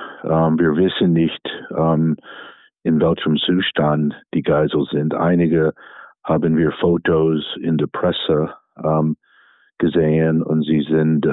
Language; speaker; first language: German; non-native, fluent; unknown